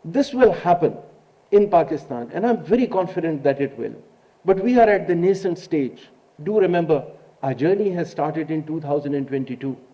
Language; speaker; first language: English; non-native, local second language; Urdu